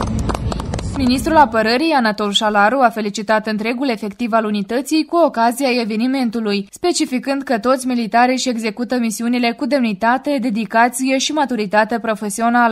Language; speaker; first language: Romanian; native; Romanian